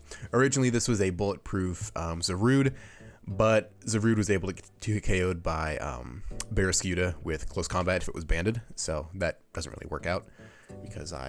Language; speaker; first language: English; native; English